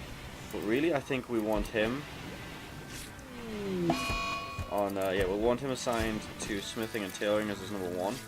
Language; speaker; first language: English; native; English